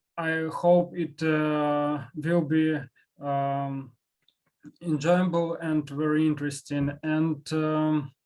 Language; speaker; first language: English; non-native, learner; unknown